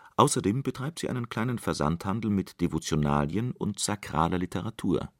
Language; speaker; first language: German; native; German